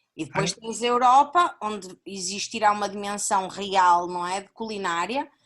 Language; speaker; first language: Portuguese; native; Portuguese